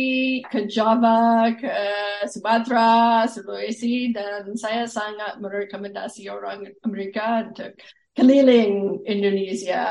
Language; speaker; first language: Indonesian; non-native, fluent; English